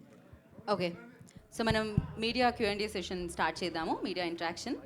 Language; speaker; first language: Telugu; native; Telugu